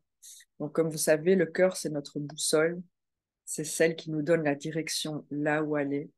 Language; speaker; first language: French; native; French